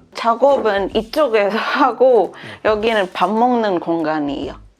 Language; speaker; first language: Korean; non-native, fluent; Indonesian